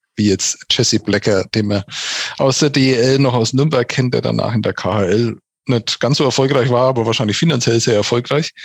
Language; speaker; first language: German; native; German